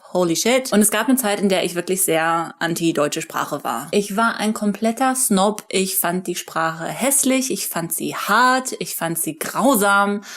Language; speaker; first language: German; native; German